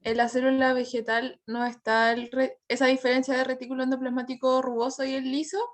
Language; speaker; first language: Spanish; native; Spanish